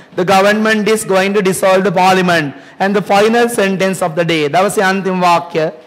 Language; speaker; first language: English; non-native, local second language; Sinhala